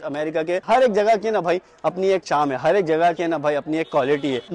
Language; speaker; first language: Hindi; non-native, local second language; Urdu